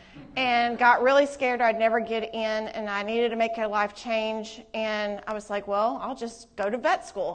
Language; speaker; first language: English; native; English